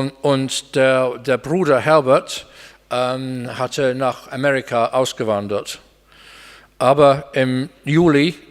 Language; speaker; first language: German; non-native, fluent; English